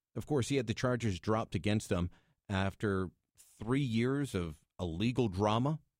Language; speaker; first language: English; native; English